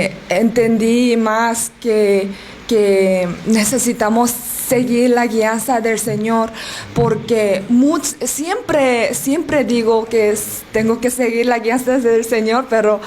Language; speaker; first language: Spanish; non-native, learner; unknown